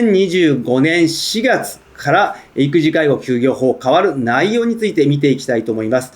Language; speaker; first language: Japanese; native; Japanese